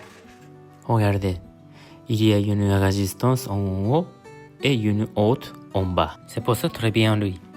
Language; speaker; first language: French; non-native, learner; Japanese